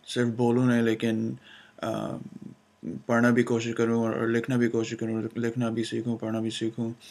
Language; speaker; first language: Urdu; early bilingual, heritage; Urdu